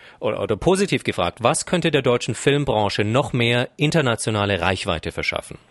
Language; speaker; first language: German; native; German